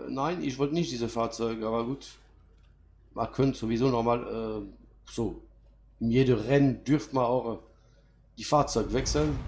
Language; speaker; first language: German; non-native, fluent; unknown